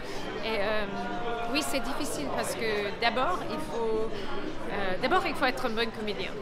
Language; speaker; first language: French; non-native, fluent; English